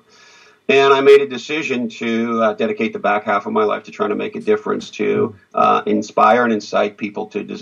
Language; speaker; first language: English; native; English